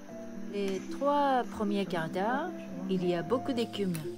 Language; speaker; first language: French; non-native, fluent; Japanese